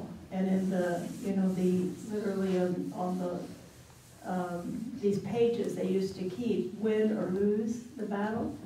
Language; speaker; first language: English; native; English